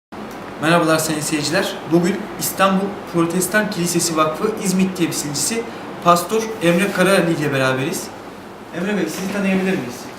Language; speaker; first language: Turkish; native; Turkish